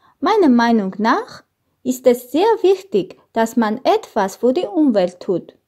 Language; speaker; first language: German; non-native, learner; Armenian